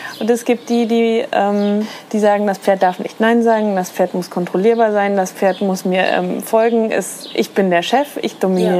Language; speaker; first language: German; native; German